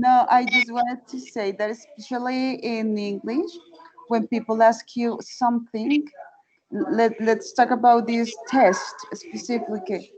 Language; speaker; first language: English; non-native, fluent; Spanish